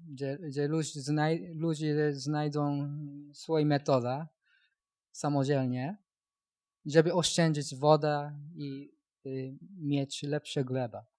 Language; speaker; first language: Polish; non-native, learner; Japanese